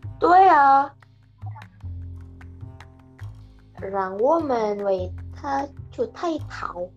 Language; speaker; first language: Chinese; non-native, learner; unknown